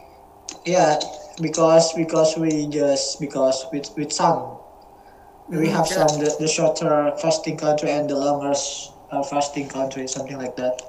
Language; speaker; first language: English; non-native, learner; Indonesian